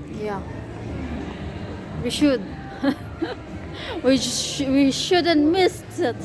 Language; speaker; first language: English; non-native, fluent; Filipino